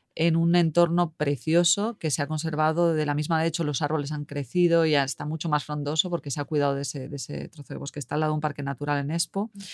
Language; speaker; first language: Spanish; native; Spanish